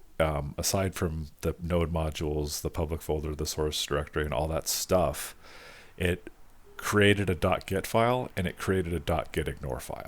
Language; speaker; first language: English; native; English